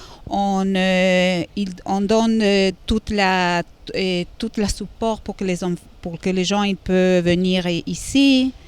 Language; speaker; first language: French; non-native, fluent; Spanish